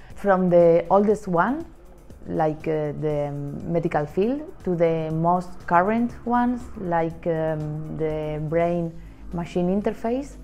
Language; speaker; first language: English; non-native, fluent; Spanish